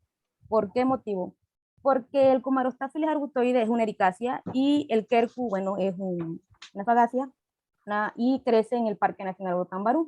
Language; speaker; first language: Spanish; native; Spanish